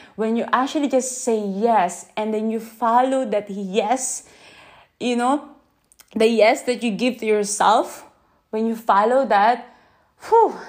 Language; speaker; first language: English; non-native, local second language; Filipino